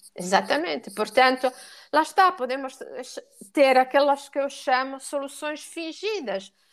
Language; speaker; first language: Portuguese; non-native, fluent; Italian